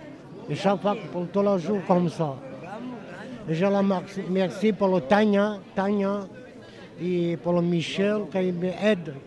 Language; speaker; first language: French; non-native, learner; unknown